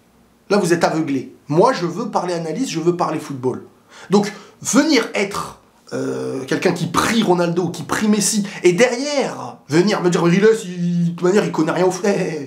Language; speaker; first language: French; native; French